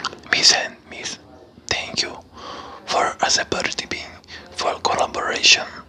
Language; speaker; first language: English; non-native, learner; Portuguese